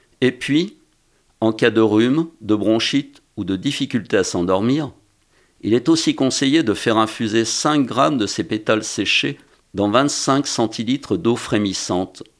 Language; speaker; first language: French; native; French